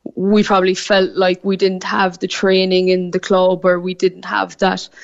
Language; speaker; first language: English; native; English